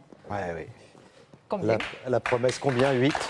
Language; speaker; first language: French; native; French